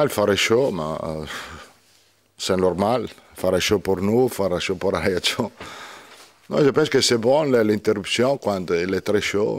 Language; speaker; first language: French; non-native, learner; Italian